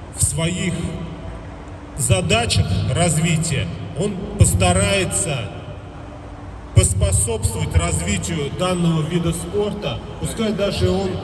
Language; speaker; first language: Russian; native; Russian